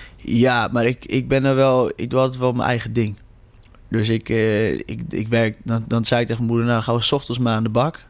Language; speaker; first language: Dutch; early bilingual, heritage; Dutch